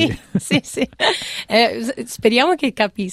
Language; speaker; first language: Italian; non-native, fluent; English